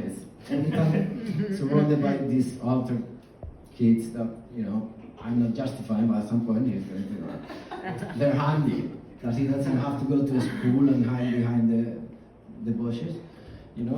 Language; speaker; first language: English; non-native, fluent; Spanish